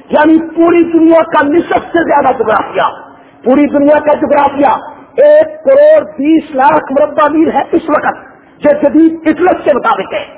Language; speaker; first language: Urdu; non-native, local second language; Punjabi